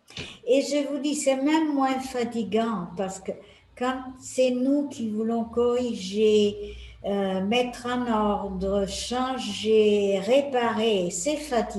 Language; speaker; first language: French; non-native, fluent; Italian